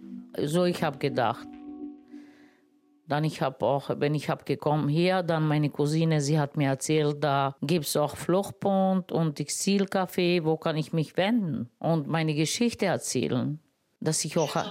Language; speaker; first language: German; non-native, learner; Romany